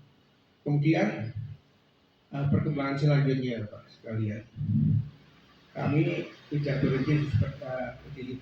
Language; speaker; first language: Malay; non-native, local second language; Javanese